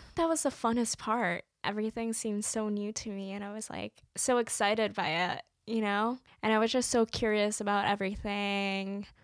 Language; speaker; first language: English; native; English